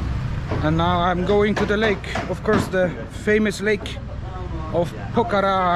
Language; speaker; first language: English; non-native, fluent; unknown